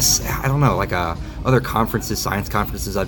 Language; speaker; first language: English; native; English